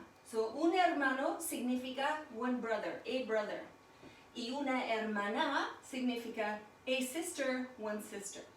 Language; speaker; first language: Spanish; non-native, fluent; English